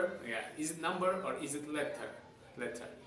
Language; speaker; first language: English; non-native, learner; Javanese